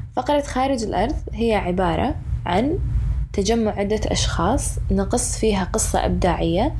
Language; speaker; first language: Arabic; early bilingual, other home language; English